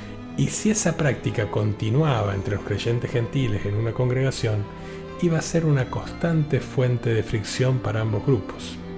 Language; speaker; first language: Spanish; native; Spanish